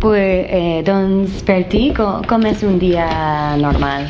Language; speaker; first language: Catalan; non-native, learner; English